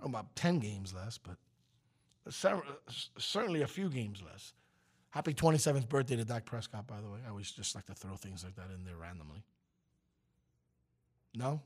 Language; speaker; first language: English; early bilingual, other home language; Spanish